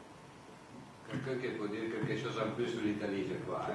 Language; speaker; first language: French; non-native, fluent; Italian